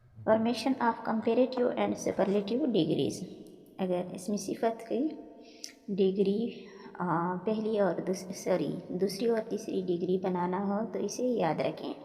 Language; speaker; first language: Urdu; non-native, local second language; Pashto